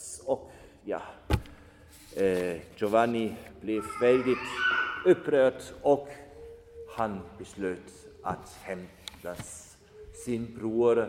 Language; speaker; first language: Swedish; non-native, fluent; German